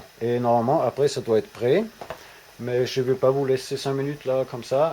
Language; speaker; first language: French; non-native, fluent; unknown